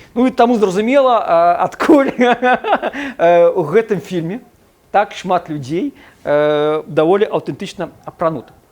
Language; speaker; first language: Belarusian; non-native, local second language; Russian